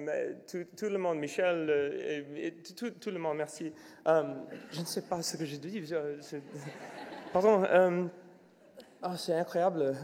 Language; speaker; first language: French; non-native, learner; English